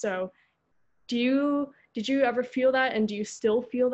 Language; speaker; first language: English; early bilingual, other home language; Korean